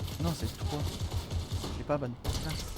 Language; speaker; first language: French; native; French